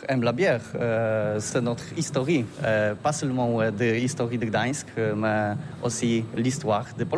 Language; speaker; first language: French; non-native, learner; Polish